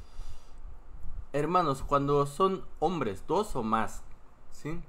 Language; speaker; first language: Spanish; non-native, fluent; Korean